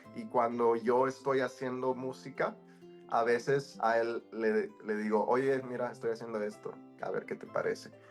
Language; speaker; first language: Spanish; early bilingual, heritage; Spanish